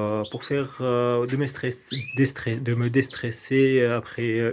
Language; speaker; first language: French; non-native, local second language; Arabic